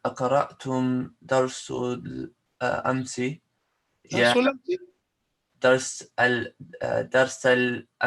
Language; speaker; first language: Arabic; non-native, learner; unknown